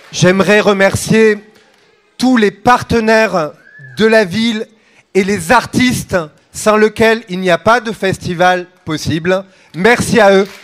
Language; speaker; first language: French; native; French